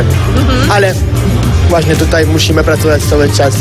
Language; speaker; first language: Polish; non-native, learner; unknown